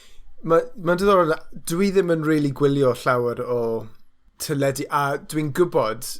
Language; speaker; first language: Welsh; non-native, learner; English